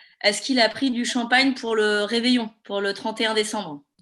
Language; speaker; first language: French; native; French